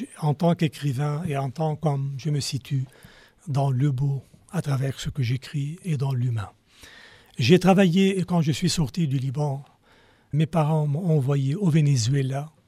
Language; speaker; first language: French; non-native, local second language; Arabic